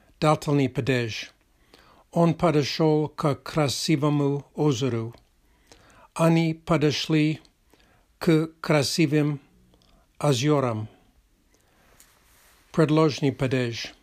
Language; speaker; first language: Russian; non-native, learner; English